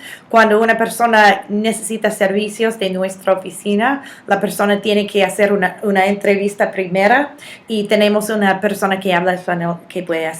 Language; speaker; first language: Spanish; non-native, fluent; English